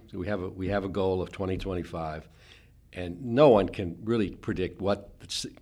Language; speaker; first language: English; native; English